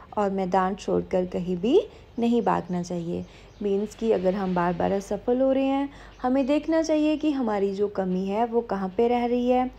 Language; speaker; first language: Hindi; non-native, local second language; Punjabi